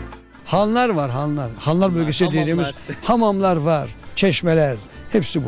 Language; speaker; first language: Turkish; native; Turkish